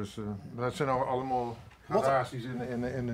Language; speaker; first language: Dutch; native; Dutch